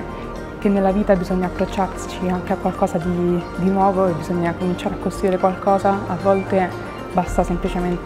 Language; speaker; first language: Italian; native; Italian